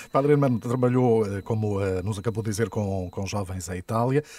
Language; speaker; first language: Portuguese; native; Portuguese